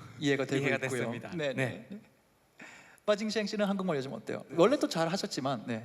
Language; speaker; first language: Korean; native; Korean